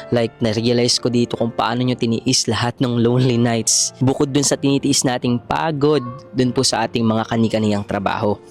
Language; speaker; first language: Filipino; native; Filipino